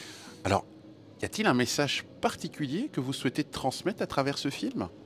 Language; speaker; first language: French; native; French